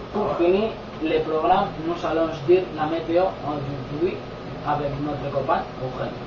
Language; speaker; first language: French; non-native, learner; Spanish